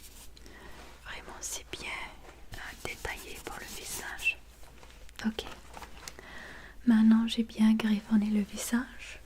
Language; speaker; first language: French; non-native, learner; English